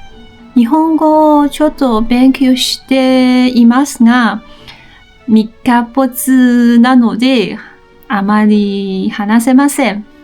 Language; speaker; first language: Japanese; non-native, learner; Chinese